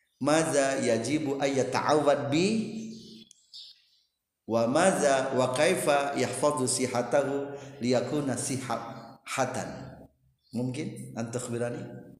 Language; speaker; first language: Arabic; non-native, fluent; Indonesian